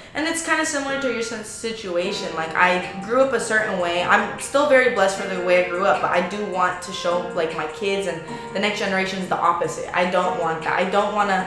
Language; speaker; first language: English; native; English